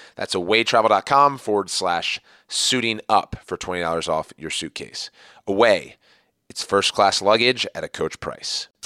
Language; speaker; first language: English; early bilingual, other home language; Arabic